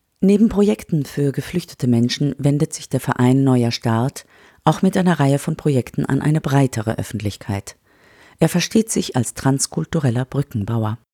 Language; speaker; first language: German; native; German